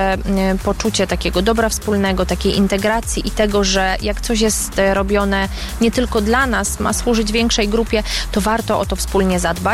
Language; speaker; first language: Polish; native; Polish